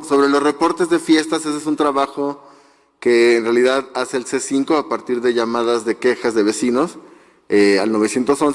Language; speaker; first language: Spanish; native; Spanish